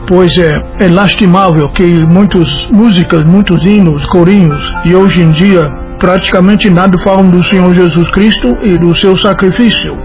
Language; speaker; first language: Portuguese; non-native, fluent; English